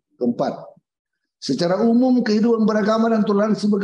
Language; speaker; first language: Indonesian; native; Indonesian